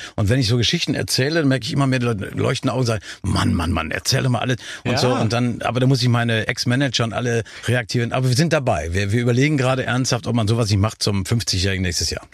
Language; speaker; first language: German; native; German